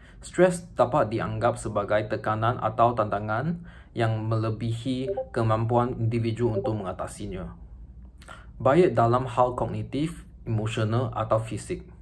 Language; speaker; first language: Malay; non-native, local second language; Chinese